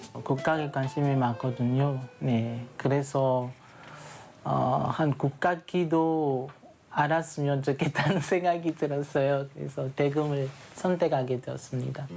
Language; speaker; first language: Korean; non-native, fluent; French